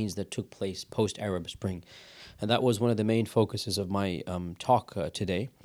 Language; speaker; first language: English; native; English